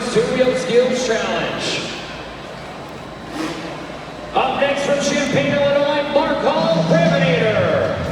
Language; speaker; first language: English; native; English